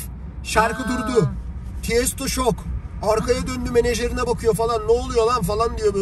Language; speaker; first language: Turkish; native; Turkish